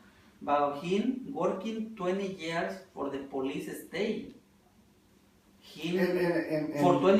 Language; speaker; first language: English; non-native, learner; Spanish